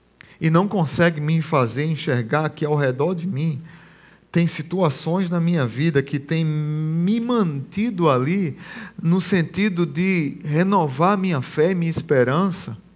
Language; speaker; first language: Portuguese; native; Portuguese